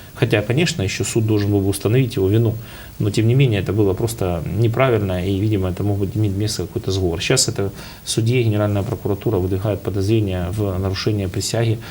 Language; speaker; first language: Russian; native; Russian